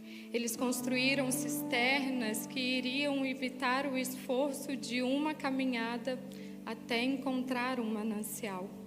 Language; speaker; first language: Portuguese; native; Portuguese